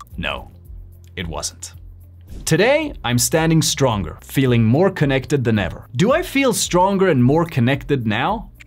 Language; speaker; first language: Spanish; non-native, fluent; Swedish